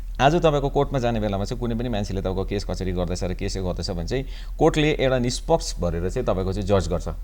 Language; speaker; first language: Nepali; non-native, local second language; Hindi